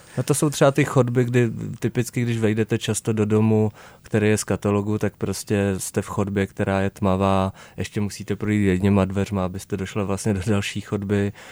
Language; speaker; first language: Czech; native; Czech